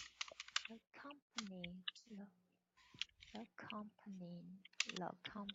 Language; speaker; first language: English; non-native, learner; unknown